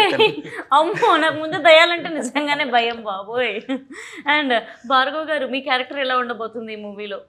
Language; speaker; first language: Telugu; native; Telugu